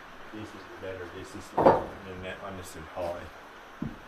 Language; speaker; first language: English; non-native, fluent; Swedish